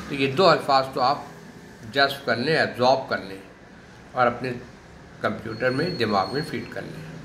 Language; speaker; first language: Hindi; native; Hindi